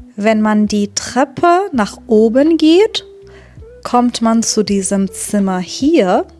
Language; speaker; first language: German; non-native, fluent; Persian